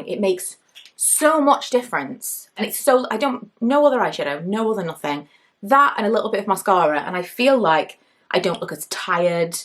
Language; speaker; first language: English; native; English